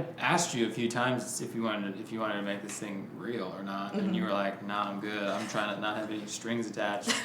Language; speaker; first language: English; native; English